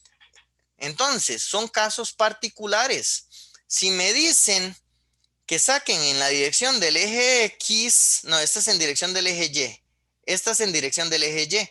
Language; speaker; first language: Spanish; native; Spanish